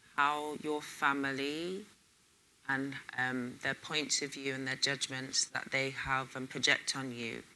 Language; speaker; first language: English; native; English